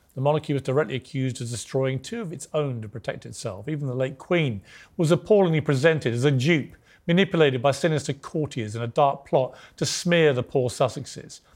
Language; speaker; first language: English; native; English